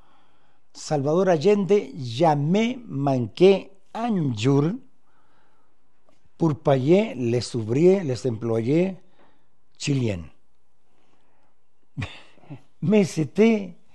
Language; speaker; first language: French; non-native, fluent; Spanish